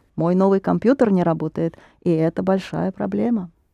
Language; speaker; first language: Russian; native; Russian